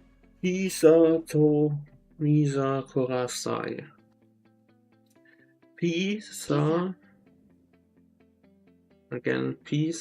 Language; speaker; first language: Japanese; non-native, learner; Swiss German